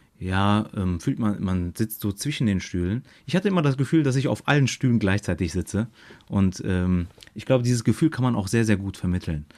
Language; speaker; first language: German; early bilingual, other home language; Turkish